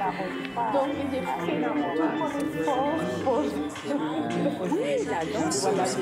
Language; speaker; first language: French; non-native, fluent; Persian